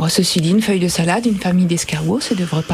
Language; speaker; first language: French; native; French